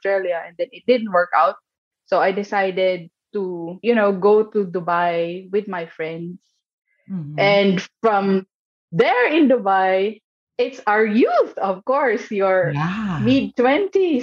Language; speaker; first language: English; non-native, local second language; Cebuano